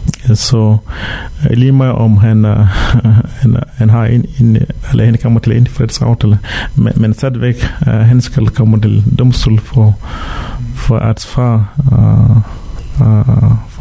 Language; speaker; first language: Danish; non-native, fluent; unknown